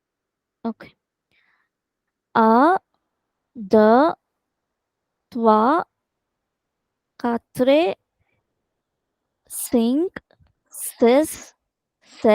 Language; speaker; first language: French; non-native, learner; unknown